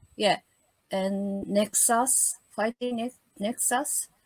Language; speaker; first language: English; non-native, learner; Japanese